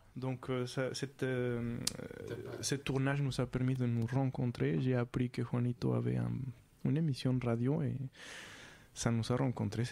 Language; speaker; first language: French; non-native, fluent; Spanish